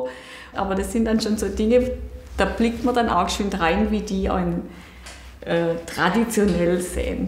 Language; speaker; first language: German; native; German